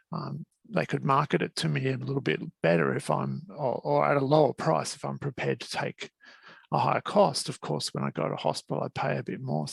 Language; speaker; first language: English; native; English